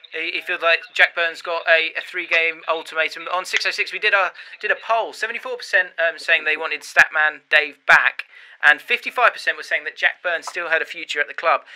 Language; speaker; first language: English; native; English